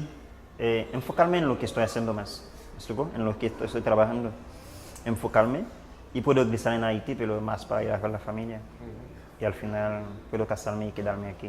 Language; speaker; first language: Spanish; non-native, learner; Haitian Creole